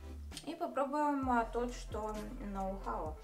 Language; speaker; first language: Russian; native; Russian